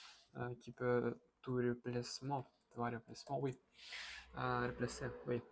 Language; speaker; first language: French; non-native, learner; Russian